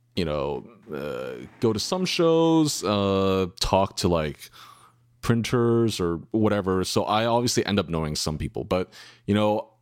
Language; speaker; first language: English; native; English